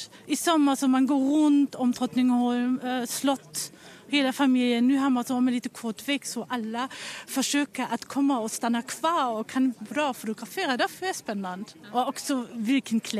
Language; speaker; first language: Swedish; non-native, learner; German